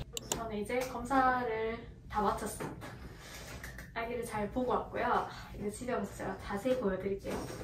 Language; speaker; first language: Korean; native; Korean